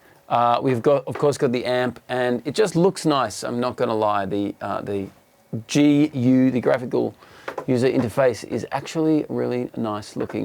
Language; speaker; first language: English; native; English